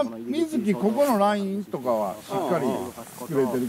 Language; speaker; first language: Japanese; native; Japanese